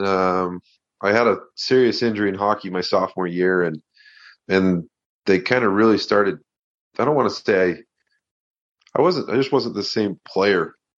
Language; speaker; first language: English; native; English